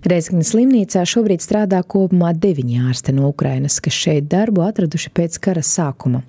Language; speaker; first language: Latvian; native; Latvian